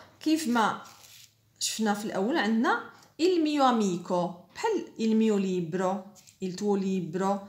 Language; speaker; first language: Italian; non-native, fluent; Arabic